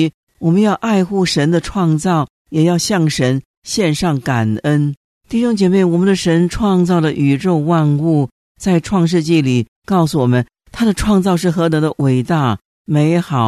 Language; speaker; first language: Chinese; native; Chinese